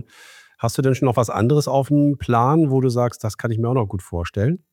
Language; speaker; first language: German; native; German